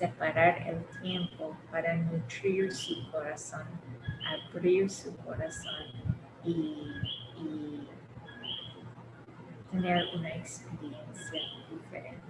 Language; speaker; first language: Spanish; early bilingual, heritage; English